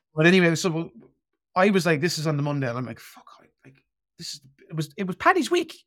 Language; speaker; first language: English; native; English